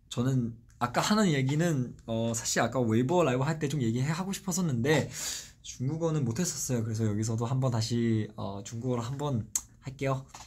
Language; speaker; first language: Korean; non-native, fluent; Chinese